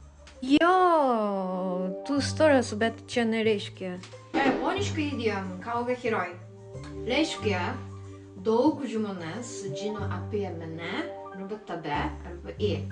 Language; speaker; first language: Lithuanian; non-native, learner; Japanese